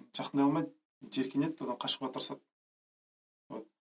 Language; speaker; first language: Kazakh; native; Kazakh